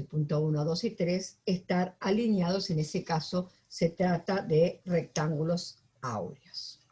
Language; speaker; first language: Spanish; native; Spanish